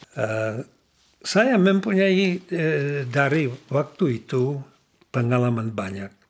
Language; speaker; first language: Indonesian; non-native, fluent; Czech